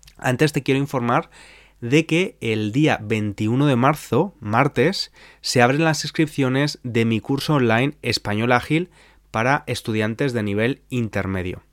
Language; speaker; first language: Spanish; native; Spanish